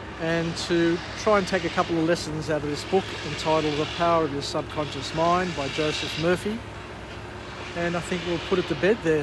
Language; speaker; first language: English; native; English